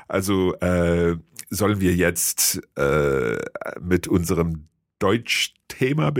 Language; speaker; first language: German; non-native, fluent; English